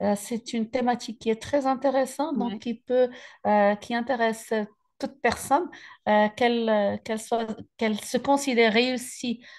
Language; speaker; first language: French; native; French